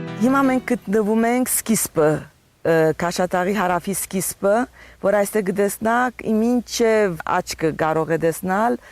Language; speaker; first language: Armenian; early bilingual, heritage; Armenian